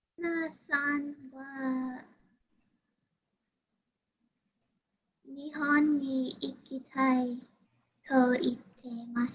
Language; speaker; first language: Japanese; non-native, learner; English